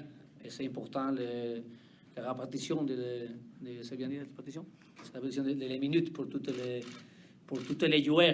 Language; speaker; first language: French; non-native, learner; Spanish